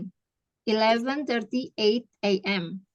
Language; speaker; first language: English; non-native, fluent; Indonesian